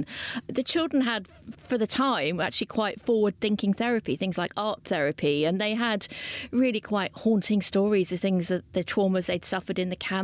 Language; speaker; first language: English; native; English